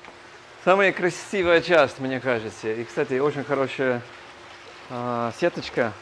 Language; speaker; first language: Russian; non-native, fluent; English